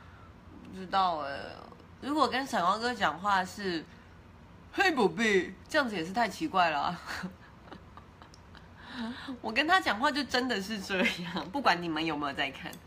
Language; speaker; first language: Chinese; native; Chinese